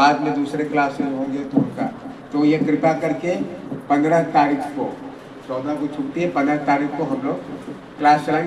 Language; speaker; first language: Hindi; native; Hindi